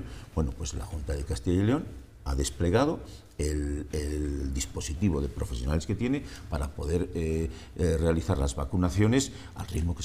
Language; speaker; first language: Spanish; native; Spanish